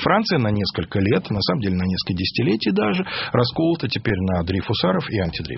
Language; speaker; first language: Russian; native; Russian